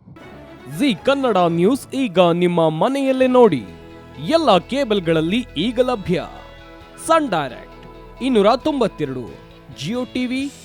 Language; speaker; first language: Kannada; native; Kannada